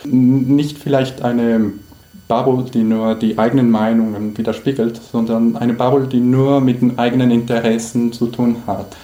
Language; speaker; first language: German; non-native, fluent; Spanish